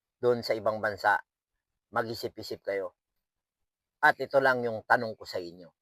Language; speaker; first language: Filipino; native; Filipino